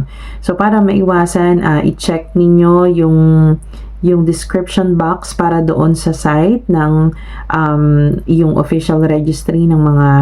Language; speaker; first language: Filipino; native; Filipino